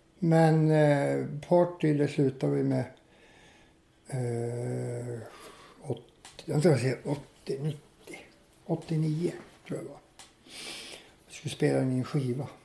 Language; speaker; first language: Swedish; native; Swedish